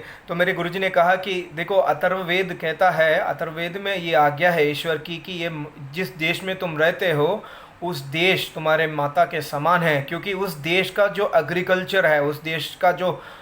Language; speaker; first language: Hindi; non-native, local second language; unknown